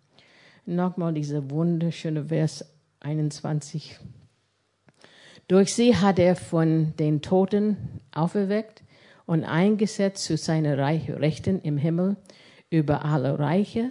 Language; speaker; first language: German; non-native, fluent; English